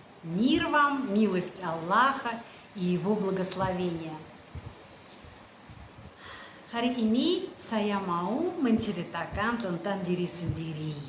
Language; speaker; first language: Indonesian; non-native, fluent; Russian